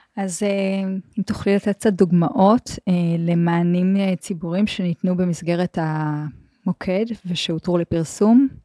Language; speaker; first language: Hebrew; native; Hebrew